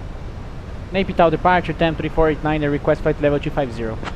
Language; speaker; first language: English; non-native, fluent; Portuguese